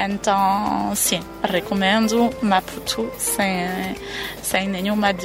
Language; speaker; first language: Portuguese; non-native, fluent; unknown